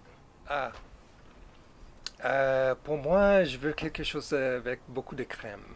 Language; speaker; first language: French; non-native, fluent; English